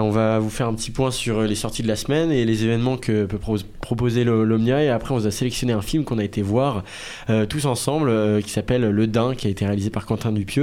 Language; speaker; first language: French; native; French